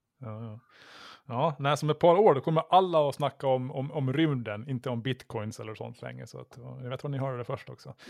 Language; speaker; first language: Swedish; native; Swedish